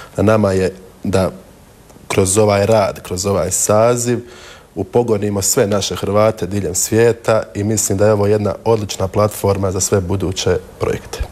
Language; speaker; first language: Croatian; native; Croatian